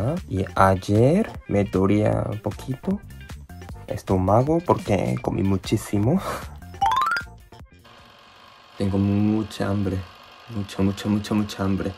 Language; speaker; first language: Spanish; non-native, learner; Japanese